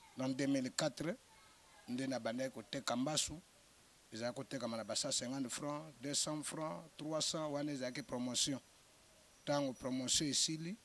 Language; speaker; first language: Lingala; non-native, local second language; Kongo